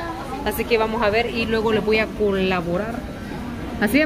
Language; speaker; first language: Spanish; native; Spanish